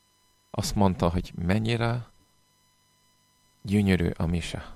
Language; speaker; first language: Hungarian; non-native, fluent; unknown